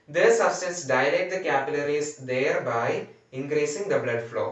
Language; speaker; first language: English; non-native, local second language; Malayalam